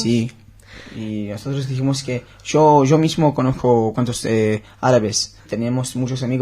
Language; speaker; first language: Spanish; non-native, learner; Hebrew